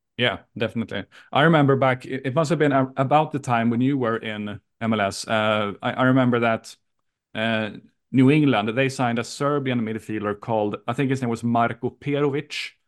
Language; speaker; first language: English; non-native, fluent; Swedish